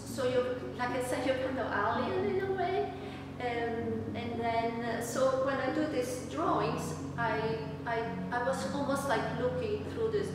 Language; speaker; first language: English; non-native, fluent; Italian